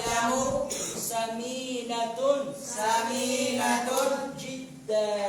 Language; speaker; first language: Arabic; non-native, fluent; Filipino